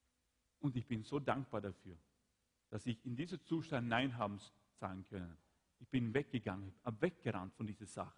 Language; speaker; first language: German; non-native, fluent; Swedish